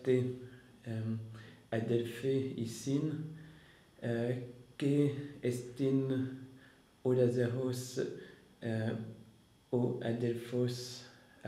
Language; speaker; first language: Greek; non-native, learner; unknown